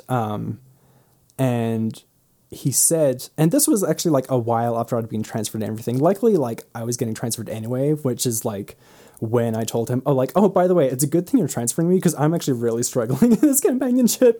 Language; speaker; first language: English; native; English